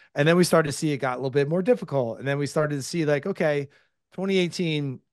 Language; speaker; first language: English; native; English